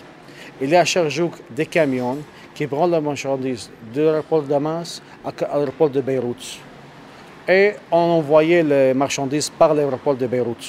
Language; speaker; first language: French; non-native, learner; Arabic